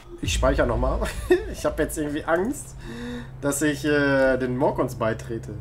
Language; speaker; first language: German; native; German